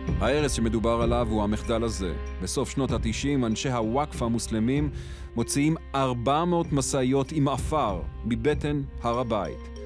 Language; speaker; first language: Hebrew; native; Hebrew